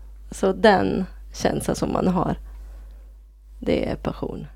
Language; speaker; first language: Swedish; non-native, fluent; Italian